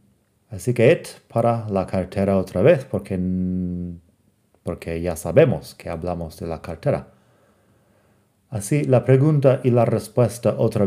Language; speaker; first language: Spanish; non-native, fluent; English